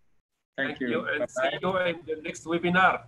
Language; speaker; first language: English; non-native, learner; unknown